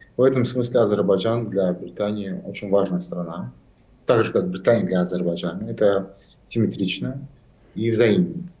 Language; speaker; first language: Russian; non-native, local second language; Azerbaijani